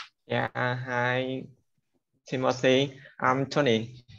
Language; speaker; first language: English; non-native, learner; Vietnamese